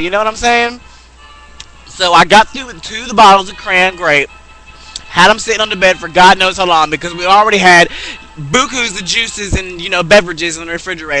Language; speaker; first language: English; native; English